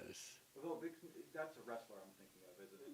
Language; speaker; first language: English; native; English